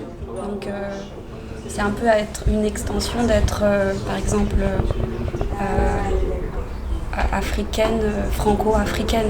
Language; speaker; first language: French; early bilingual, other home language; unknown